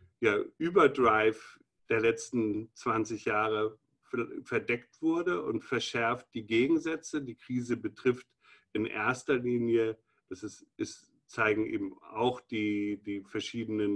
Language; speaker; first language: German; native; German